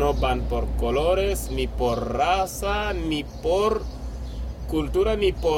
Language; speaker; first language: Spanish; non-native, fluent; Wolof